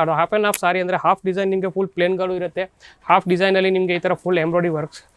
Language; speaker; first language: Kannada; non-native, learner; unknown